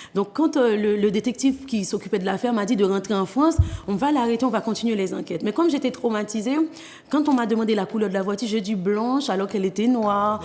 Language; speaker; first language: French; non-native, local second language; Haitian Creole